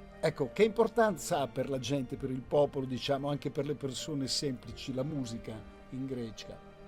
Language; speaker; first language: Italian; native; Italian